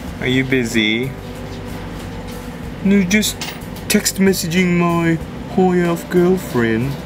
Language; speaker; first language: English; native; English